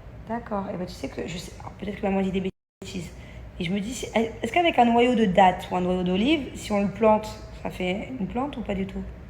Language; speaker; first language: French; native; French